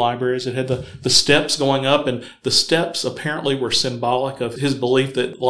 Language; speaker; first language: English; native; English